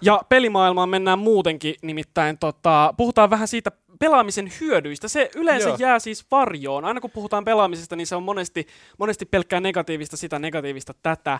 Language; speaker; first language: Finnish; native; Finnish